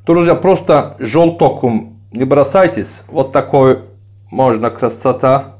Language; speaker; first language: Russian; non-native, learner; Turkish